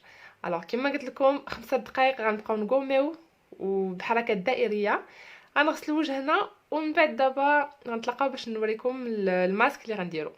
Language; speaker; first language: Arabic; native; Arabic